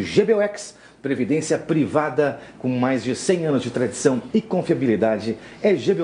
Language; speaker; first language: Portuguese; native; Portuguese